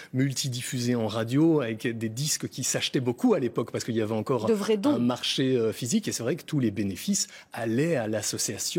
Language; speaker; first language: French; native; French